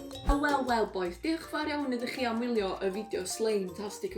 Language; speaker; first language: Welsh; native; Welsh